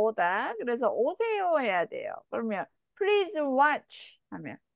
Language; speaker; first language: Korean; native; Korean